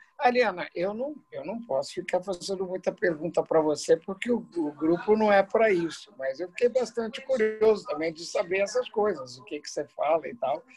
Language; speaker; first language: Portuguese; native; Portuguese